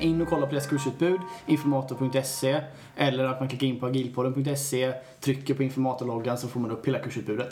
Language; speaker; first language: Swedish; native; Swedish